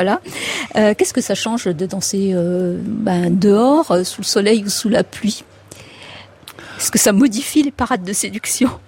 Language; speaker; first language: French; native; French